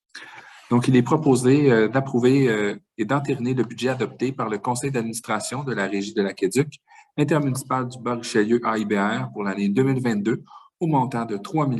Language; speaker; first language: French; native; French